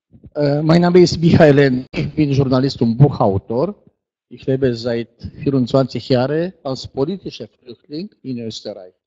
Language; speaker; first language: German; non-native, fluent; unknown